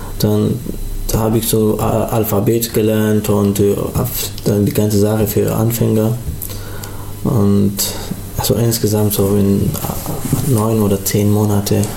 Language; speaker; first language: German; non-native, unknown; Pashto